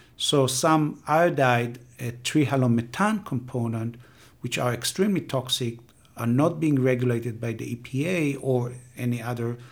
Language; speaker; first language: English; non-native, fluent; Hebrew